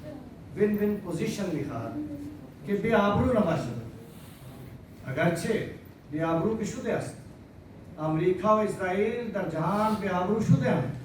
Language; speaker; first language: Persian; non-native, fluent; Urdu